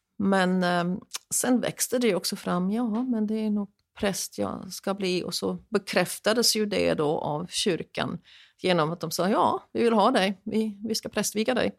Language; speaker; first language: Swedish; non-native, fluent; German